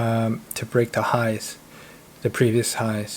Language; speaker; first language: English; native; English